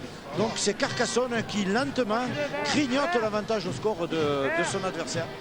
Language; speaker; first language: French; native; French